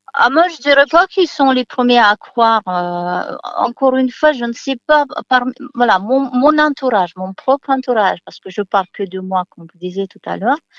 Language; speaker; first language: French; non-native, fluent; Romanian